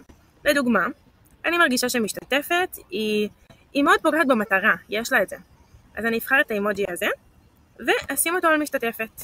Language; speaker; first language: Hebrew; native; Hebrew